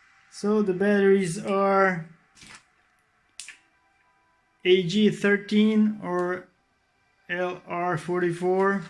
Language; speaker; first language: English; non-native, fluent; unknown